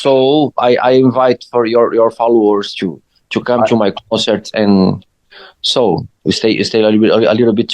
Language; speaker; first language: English; non-native, learner; Portuguese